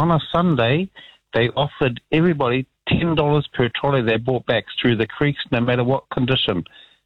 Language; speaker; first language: English; native; English